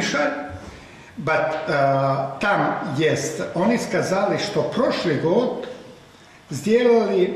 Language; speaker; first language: Russian; non-native, learner; Croatian